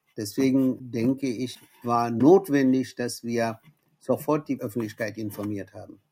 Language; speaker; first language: German; non-native, fluent; Bangla